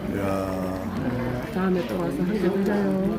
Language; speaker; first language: Korean; native; Korean